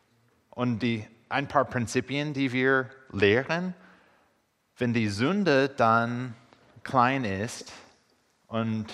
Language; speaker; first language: German; non-native, fluent; English